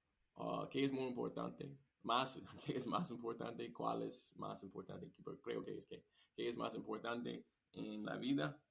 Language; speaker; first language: Spanish; non-native, learner; English